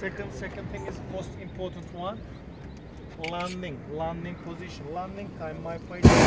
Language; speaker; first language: English; non-native, learner; Turkish